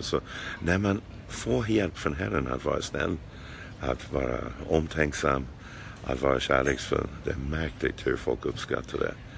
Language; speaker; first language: Swedish; non-native, fluent; English